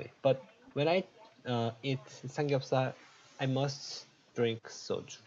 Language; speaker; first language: English; non-native, learner; Korean